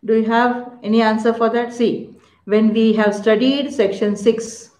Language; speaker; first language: English; non-native, local second language; Kannada